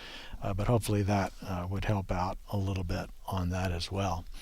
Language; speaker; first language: English; native; English